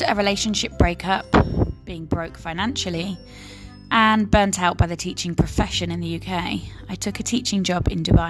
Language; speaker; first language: English; native; English